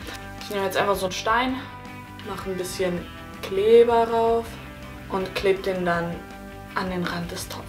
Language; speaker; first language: German; native; German